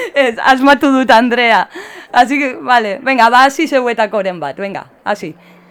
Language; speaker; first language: Basque; native; Basque